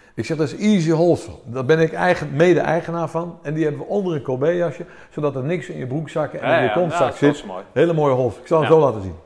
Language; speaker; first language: Dutch; early bilingual, other home language; Armenian